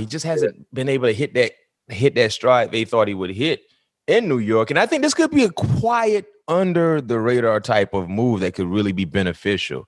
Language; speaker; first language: English; native; English